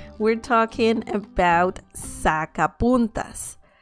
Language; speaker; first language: English; non-native, fluent; Spanish